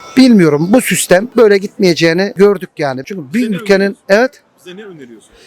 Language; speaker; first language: Turkish; early bilingual, heritage; Turkish